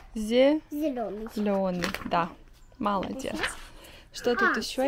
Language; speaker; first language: Russian; native; Russian